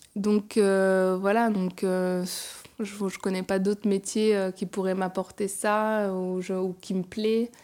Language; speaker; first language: French; native; French